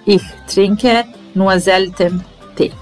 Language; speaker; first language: German; non-native, fluent; Serbian